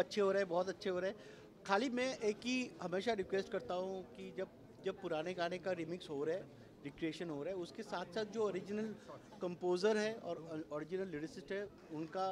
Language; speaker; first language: Hindi; non-native, local second language; Bangla